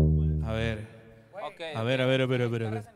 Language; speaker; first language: Spanish; native; Spanish